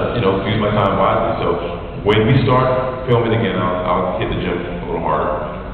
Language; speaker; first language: English; native; English